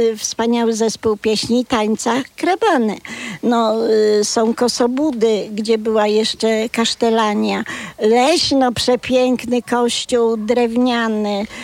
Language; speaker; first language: Polish; non-native, local second language; Kashubian